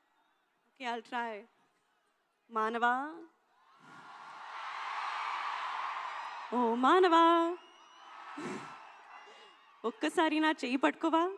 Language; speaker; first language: Telugu; non-native, learner; Hindi